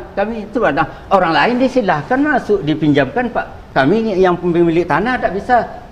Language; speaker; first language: Indonesian; non-native, local second language; Minangkabau